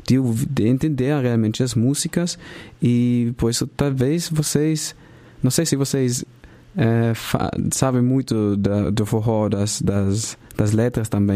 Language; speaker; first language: Portuguese; non-native, fluent; German